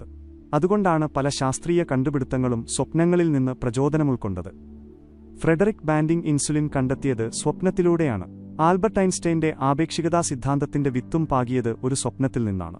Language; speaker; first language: Malayalam; native; Malayalam